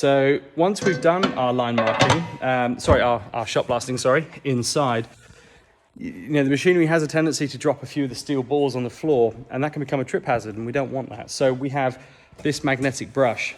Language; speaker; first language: English; native; English